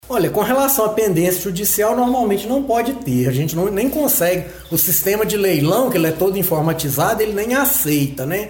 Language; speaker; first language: Portuguese; native; Portuguese